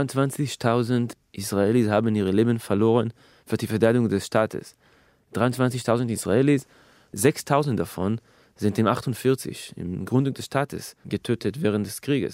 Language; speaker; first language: German; non-native, fluent; Hebrew